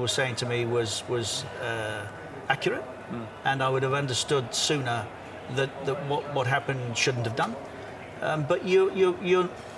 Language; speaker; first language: English; native; English